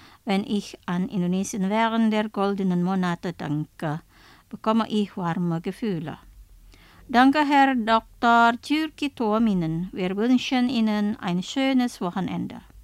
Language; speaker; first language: German; non-native, fluent; Indonesian